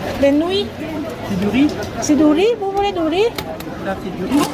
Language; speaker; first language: French; non-native, learner; Thai